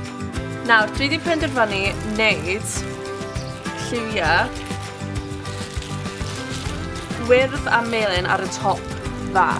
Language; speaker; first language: Welsh; non-native, local second language; English